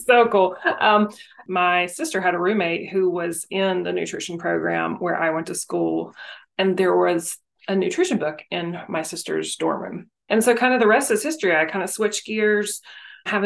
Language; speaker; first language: English; native; English